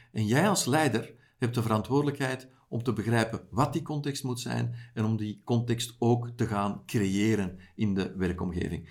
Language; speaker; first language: Dutch; native; Dutch